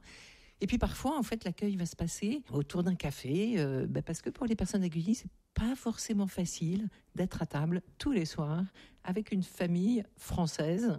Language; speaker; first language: French; native; French